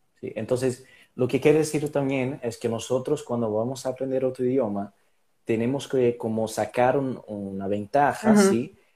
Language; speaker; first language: Spanish; non-native, fluent; Portuguese